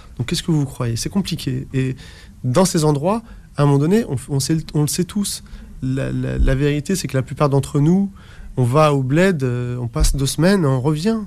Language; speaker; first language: French; early bilingual, other home language; Arabic